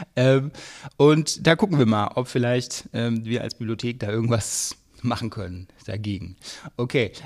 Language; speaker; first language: German; native; German